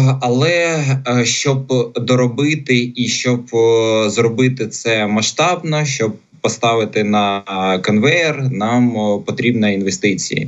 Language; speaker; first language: Ukrainian; non-native, local second language; Russian